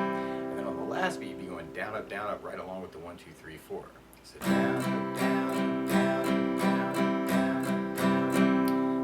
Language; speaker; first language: English; native; English